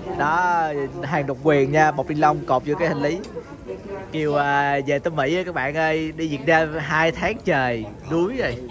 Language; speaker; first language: Vietnamese; native; Vietnamese